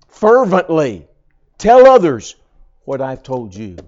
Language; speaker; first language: English; native; English